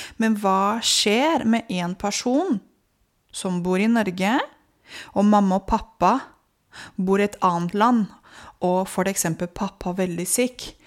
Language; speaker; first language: Norwegian; non-native, fluent; Romanian